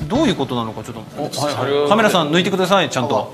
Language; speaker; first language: Japanese; native; Japanese